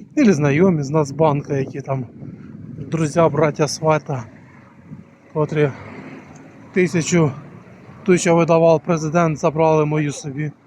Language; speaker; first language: Ukrainian; non-native, local second language; Russian